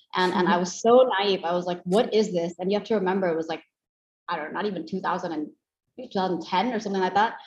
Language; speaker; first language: English; non-native, fluent; Indonesian